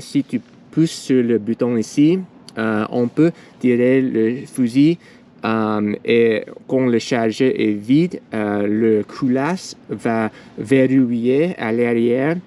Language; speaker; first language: French; non-native, learner; English